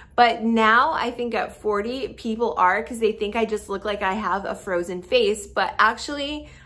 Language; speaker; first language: English; native; English